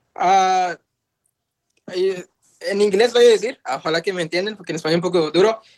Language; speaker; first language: Spanish; early bilingual, heritage; Spanish